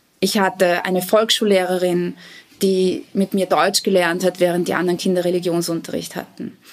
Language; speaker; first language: German; early bilingual, other home language; Bosnian